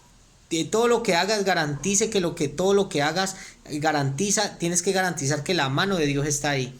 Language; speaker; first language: Spanish; native; Spanish